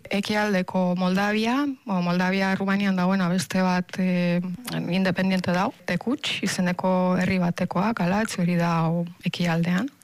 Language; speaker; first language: Basque; non-native, fluent; Romanian